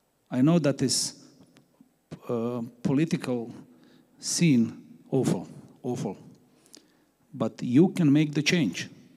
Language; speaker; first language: English; non-native, learner; Croatian